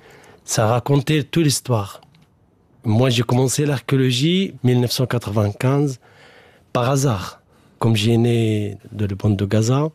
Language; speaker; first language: French; non-native, learner; Arabic